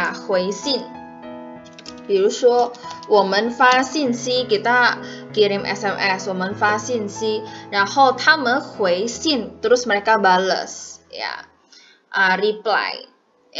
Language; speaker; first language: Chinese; non-native, fluent; Indonesian